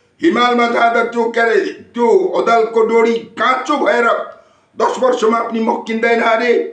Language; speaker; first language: Nepali; non-native, local second language; Limburgish